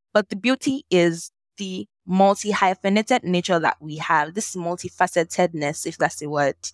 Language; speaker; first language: English; non-native, local second language; Yoruba